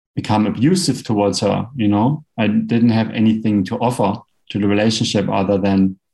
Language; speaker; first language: English; non-native, fluent; German